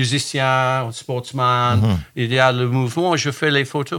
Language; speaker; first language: French; non-native, fluent; English